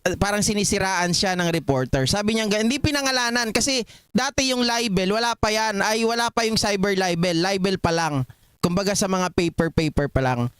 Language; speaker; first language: Filipino; non-native, local second language; Iloko